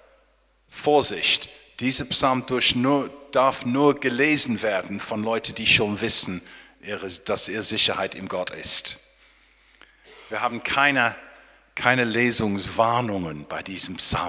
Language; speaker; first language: German; non-native, fluent; English